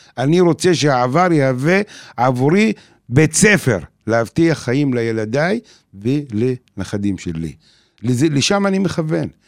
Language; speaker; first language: Hebrew; non-native, local second language; Arabic